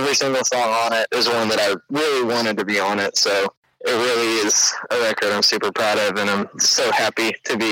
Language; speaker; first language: English; native; English